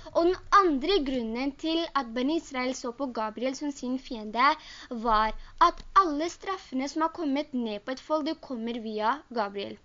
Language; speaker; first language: Norwegian; early bilingual, other home language; Urdu